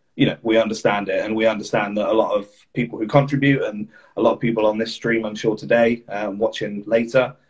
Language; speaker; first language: English; native; English